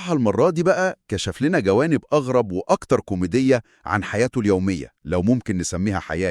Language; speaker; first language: Arabic; native; Arabic